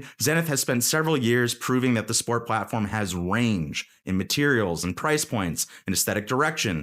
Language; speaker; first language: English; native; English